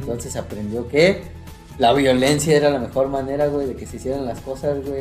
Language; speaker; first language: Spanish; native; Spanish